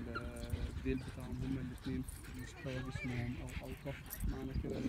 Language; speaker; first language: Arabic; native; Arabic